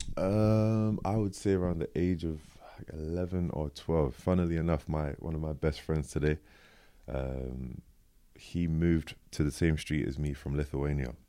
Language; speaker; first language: English; native; English